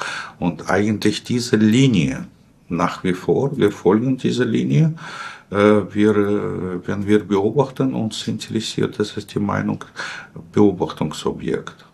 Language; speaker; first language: German; non-native, fluent; Russian